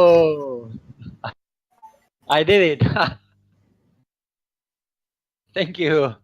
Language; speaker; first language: English; non-native, fluent; Spanish